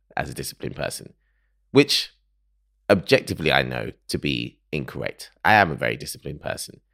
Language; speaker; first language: English; early bilingual, other home language; Akan